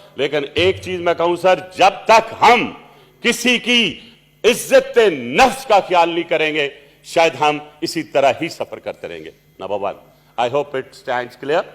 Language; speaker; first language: Urdu; non-native, local second language; Punjabi